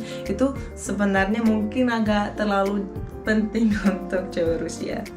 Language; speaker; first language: Indonesian; non-native, fluent; Russian